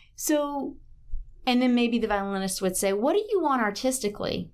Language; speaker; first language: English; native; English